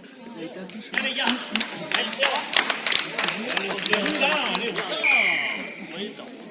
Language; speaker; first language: French; native; French